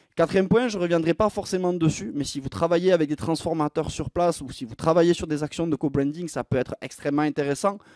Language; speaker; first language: French; native; French